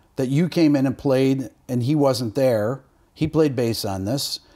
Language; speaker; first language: English; native; English